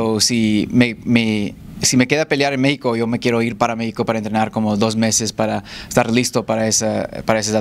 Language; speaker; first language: Spanish; early bilingual, heritage; Spanish